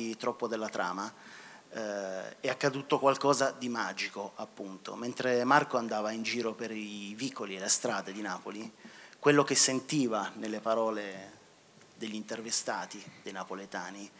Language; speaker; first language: Italian; native; Italian